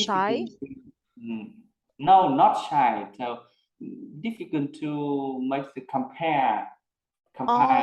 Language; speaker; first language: English; non-native, learner; Vietnamese